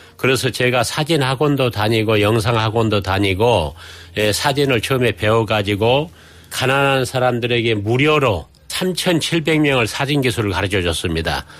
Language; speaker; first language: Korean; native; Korean